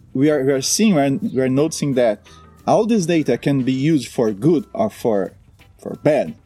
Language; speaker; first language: English; non-native, fluent; Portuguese